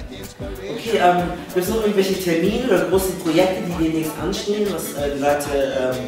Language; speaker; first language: German; native; German